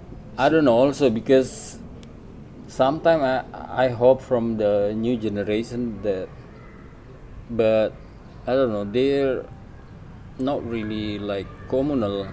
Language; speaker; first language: English; non-native, learner; Indonesian